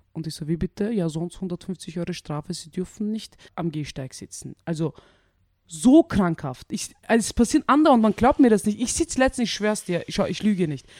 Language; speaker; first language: German; early bilingual, other home language; Turkish